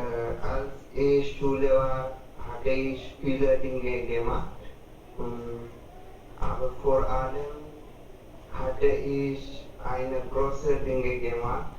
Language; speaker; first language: German; non-native, learner; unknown